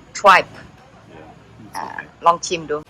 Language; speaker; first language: English; non-native, learner; Thai